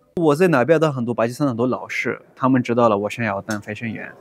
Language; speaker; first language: Chinese; non-native, fluent; Urdu